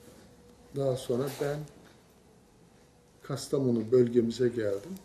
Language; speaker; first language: Turkish; native; Turkish